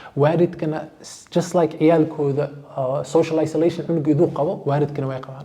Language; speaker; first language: Somali; early bilingual, heritage; Somali